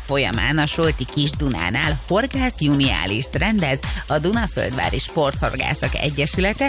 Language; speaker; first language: Hungarian; native; Hungarian